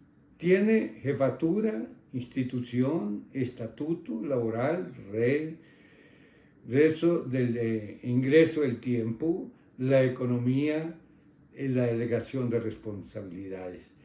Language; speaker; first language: Spanish; native; Spanish